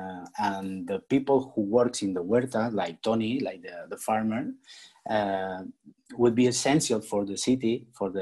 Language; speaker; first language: English; non-native, learner; Spanish